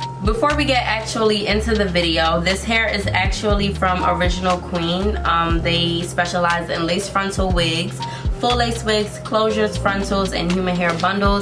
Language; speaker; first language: English; native; English